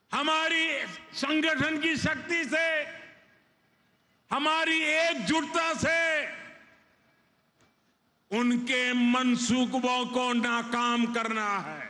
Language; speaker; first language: Hindi; native; Hindi